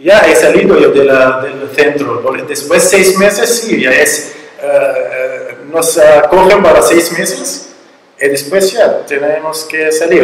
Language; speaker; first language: Spanish; non-native, learner; Arabic